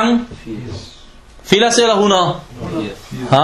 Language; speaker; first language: Danish; non-native, fluent; Arabic